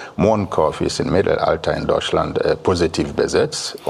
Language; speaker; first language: German; non-native, fluent; Igbo